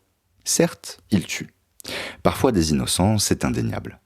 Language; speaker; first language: French; native; French